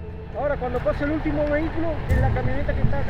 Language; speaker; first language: Spanish; native; Spanish